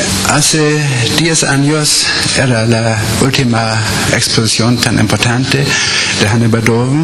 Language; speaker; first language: Spanish; non-native, learner; German